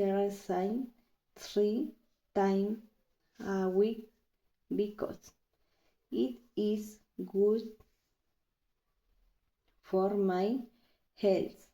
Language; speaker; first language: English; non-native, learner; Spanish